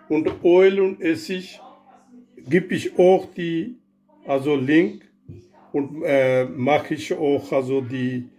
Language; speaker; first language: German; non-native, learner; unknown